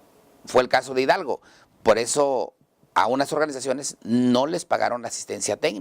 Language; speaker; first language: Spanish; native; Spanish